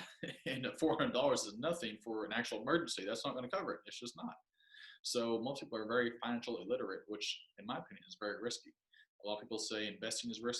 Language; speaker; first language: English; native; English